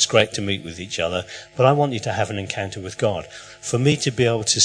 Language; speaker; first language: English; native; English